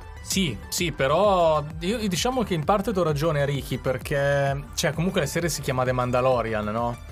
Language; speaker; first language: Italian; native; Italian